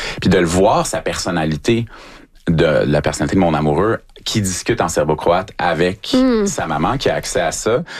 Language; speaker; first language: French; native; French